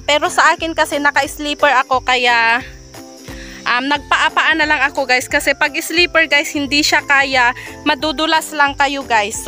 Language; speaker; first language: Filipino; non-native, local second language; Iloko